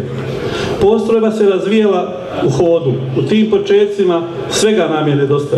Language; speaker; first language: Croatian; native; Croatian